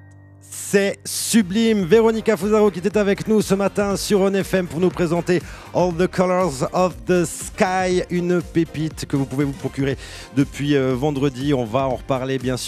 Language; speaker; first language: French; native; French